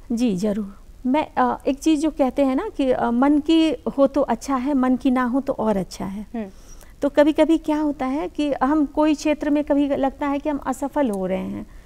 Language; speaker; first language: Hindi; native; Hindi